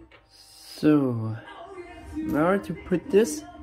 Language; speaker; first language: English; non-native, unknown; German